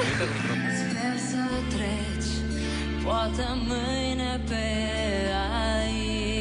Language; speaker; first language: Romanian; non-native, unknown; Italian